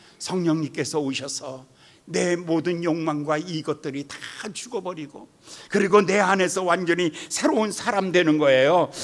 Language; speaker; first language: Korean; native; Korean